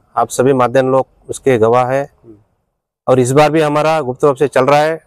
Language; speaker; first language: Hindi; non-native, local second language; Kannada